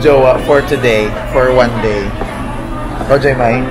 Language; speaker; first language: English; non-native, local second language; Filipino